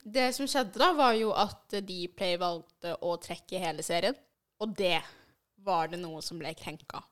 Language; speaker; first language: Norwegian; early bilingual, other home language; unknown